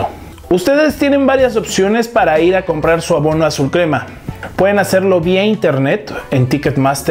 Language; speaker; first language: Spanish; native; Spanish